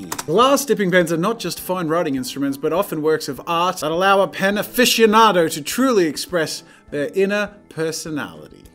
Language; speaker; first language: English; native; English